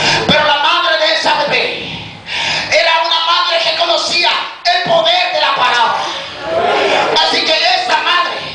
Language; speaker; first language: Spanish; native; Spanish